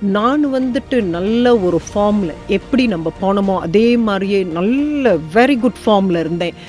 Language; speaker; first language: Tamil; early bilingual, heritage; Tamil